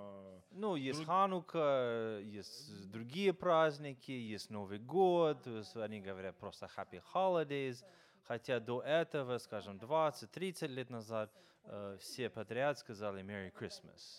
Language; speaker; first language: Russian; non-native, fluent; English